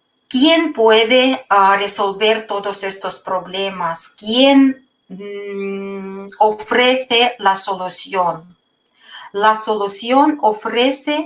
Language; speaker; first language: Spanish; non-native, fluent; Russian